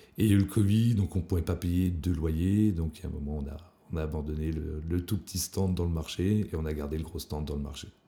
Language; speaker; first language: French; native; French